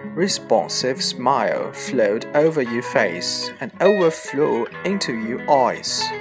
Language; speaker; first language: English; non-native, fluent; Chinese